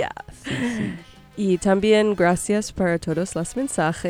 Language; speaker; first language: Spanish; non-native, learner; English